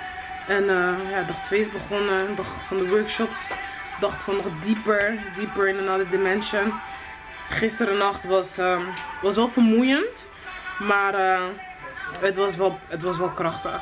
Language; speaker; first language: Dutch; early bilingual, other home language; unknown